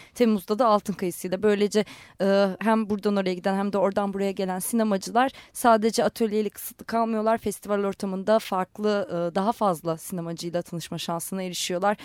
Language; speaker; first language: Turkish; non-native, local second language; Armenian